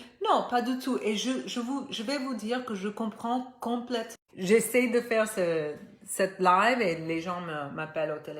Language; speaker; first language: French; non-native, fluent; Spanish